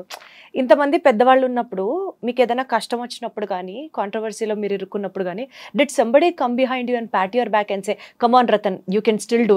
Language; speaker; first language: Telugu; native; Telugu